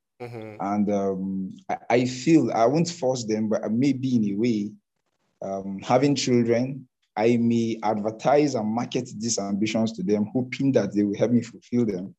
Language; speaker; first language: English; non-native, local second language; Hausa